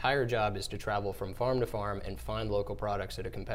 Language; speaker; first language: English; native; English